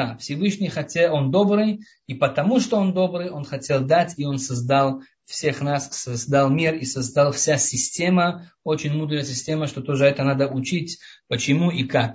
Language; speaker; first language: Russian; early bilingual, heritage; Russian